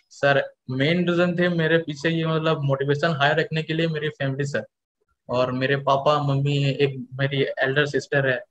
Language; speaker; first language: Hindi; non-native, local second language; Odia